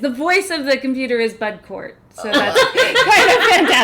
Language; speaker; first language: English; native; English